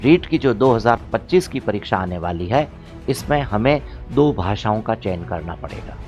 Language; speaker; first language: Hindi; native; Hindi